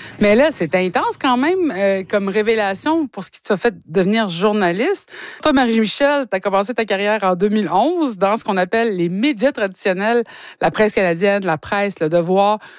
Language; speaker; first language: French; native; French